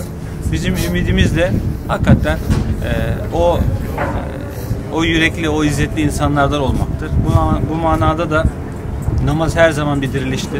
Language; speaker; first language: Turkish; native; Turkish